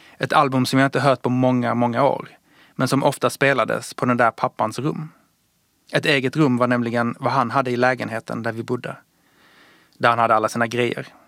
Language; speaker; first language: Swedish; early bilingual, other home language; Persian